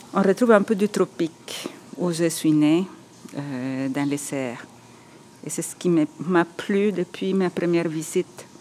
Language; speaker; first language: French; non-native, fluent; Spanish